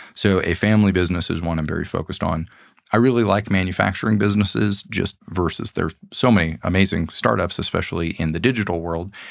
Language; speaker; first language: English; native; English